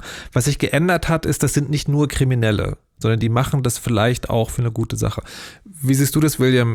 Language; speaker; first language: German; native; German